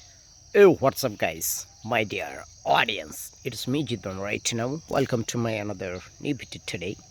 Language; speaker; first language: English; non-native, learner; Bangla